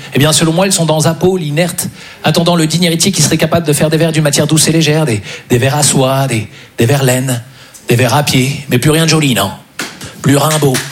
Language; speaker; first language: French; native; French